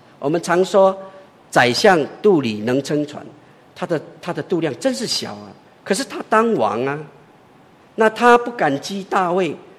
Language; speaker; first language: Chinese; native; Chinese